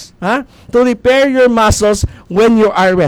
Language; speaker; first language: English; non-native, local second language; Hiligaynon